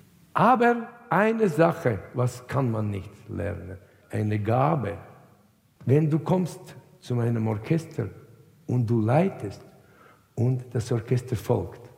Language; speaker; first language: German; non-native, fluent; Latvian